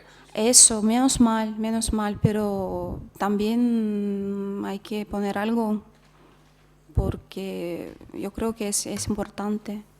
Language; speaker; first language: Spanish; non-native, fluent; Russian